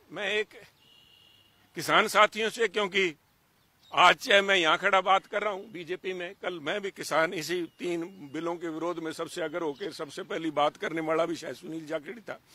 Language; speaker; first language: Hindi; native; Hindi